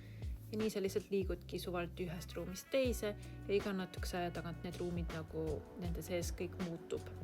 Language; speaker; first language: Estonian; native; Estonian